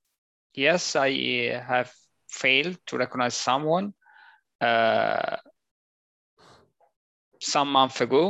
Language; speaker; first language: English; non-native, learner; Italian